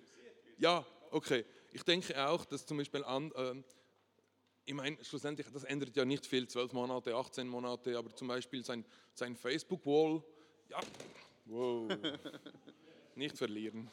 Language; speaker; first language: German; non-native, local second language; French